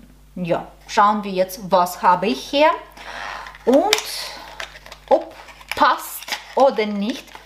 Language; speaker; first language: German; non-native, learner; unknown